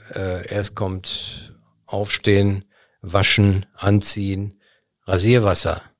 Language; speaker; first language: German; native; German